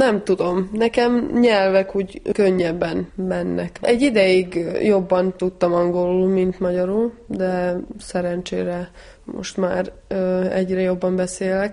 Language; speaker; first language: Hungarian; non-native, fluent; Serbian